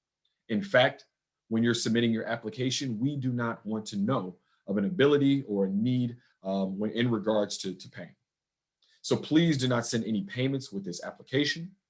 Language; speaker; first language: English; native; English